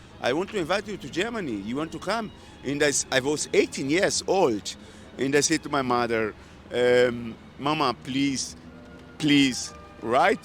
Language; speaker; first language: English; non-native, learner; Portuguese